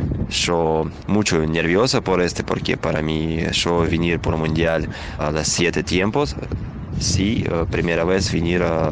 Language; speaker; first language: Spanish; non-native, learner; Russian